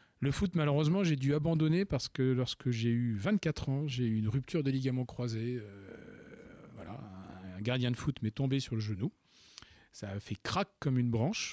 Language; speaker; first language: French; native; French